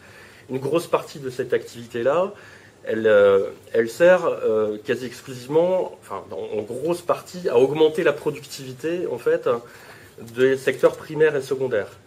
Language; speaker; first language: French; native; French